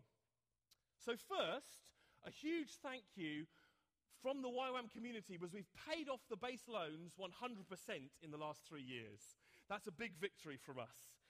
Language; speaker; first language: English; native; English